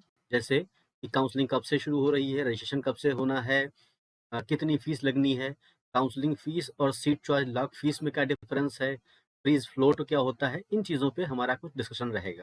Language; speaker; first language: Hindi; native; Hindi